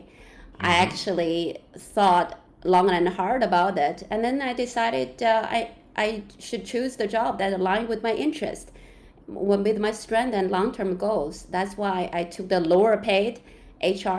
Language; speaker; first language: English; non-native, fluent; Chinese